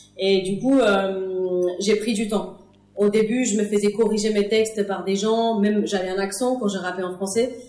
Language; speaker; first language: French; non-native, fluent; English